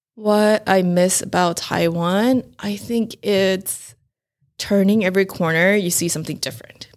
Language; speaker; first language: English; non-native, fluent; Chinese